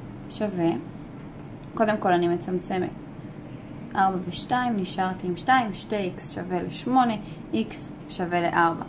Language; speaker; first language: Hebrew; native; Hebrew